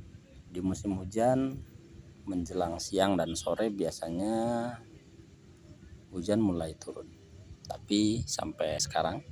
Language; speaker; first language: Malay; non-native, local second language; Sundanese